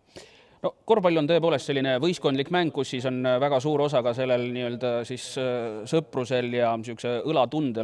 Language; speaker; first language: Estonian; native; Estonian